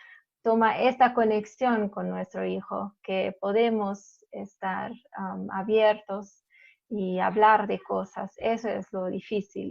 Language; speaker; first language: Spanish; non-native, fluent; German